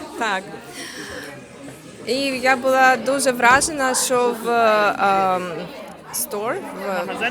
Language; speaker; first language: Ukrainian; early bilingual, heritage; Ukrainian